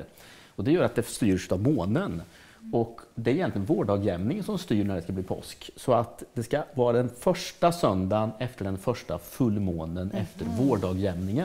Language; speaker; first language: Swedish; native; Swedish